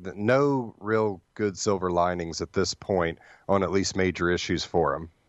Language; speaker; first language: English; native; English